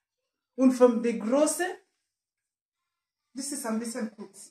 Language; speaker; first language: German; non-native, learner; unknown